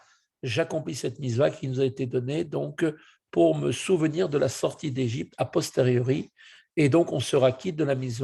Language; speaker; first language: French; native; French